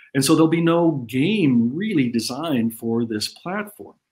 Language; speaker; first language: English; native; English